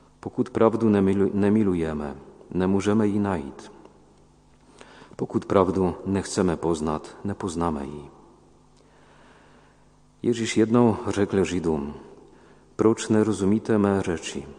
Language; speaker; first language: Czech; non-native, fluent; Polish